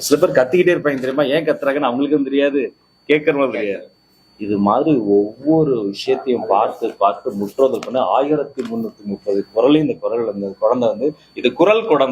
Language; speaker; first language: Tamil; native; Tamil